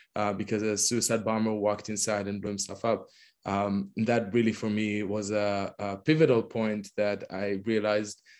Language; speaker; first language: English; non-native, fluent; Hebrew